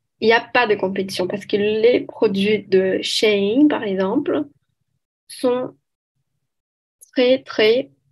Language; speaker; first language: French; non-native, learner; Portuguese